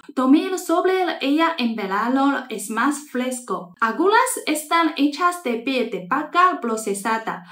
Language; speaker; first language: Spanish; non-native, fluent; Chinese